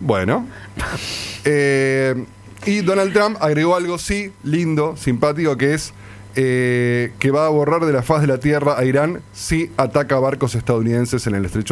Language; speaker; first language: Spanish; native; Spanish